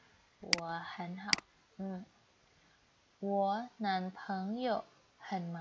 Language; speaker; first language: Chinese; non-native, fluent; Indonesian